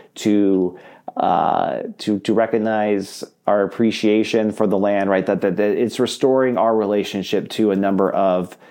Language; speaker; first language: English; native; English